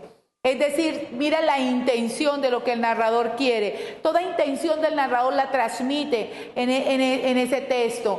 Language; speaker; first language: Spanish; native; Spanish